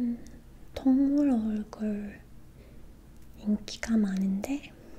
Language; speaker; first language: Korean; non-native, learner; English